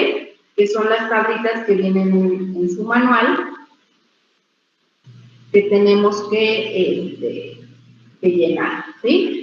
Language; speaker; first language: Spanish; native; Spanish